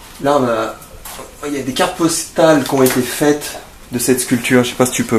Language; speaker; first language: French; native; French